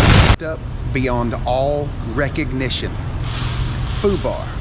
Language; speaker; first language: English; native; English